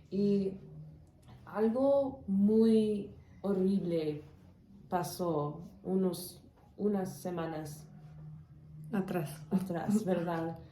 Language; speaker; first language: Spanish; non-native, learner; English